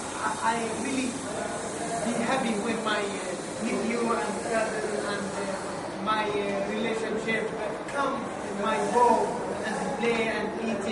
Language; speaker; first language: English; non-native, learner; Arabic